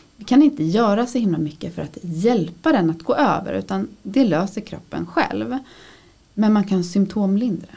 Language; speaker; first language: Swedish; native; Swedish